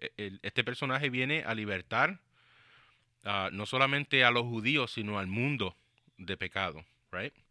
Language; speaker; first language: Spanish; early bilingual, heritage; Spanish